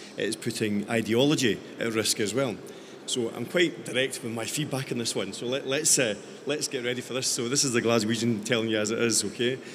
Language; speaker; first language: English; native; English